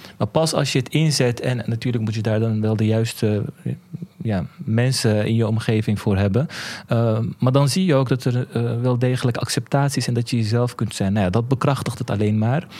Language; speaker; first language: Dutch; early bilingual, other home language; Turkish